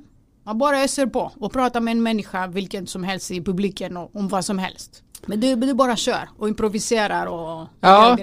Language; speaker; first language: Swedish; non-native, fluent; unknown